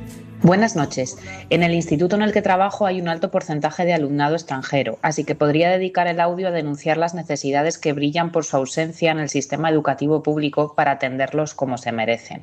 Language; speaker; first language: Spanish; native; Spanish